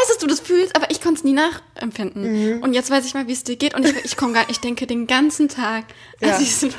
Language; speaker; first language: German; native; German